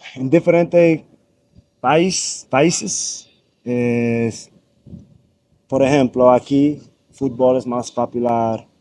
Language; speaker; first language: Spanish; non-native, learner; English